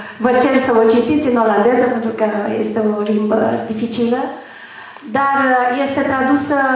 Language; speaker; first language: Romanian; native; Romanian